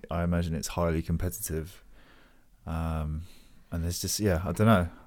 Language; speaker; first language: English; native; English